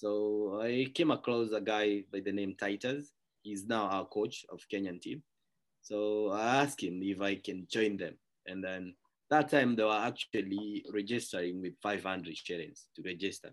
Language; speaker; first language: English; non-native, local second language; Kikuyu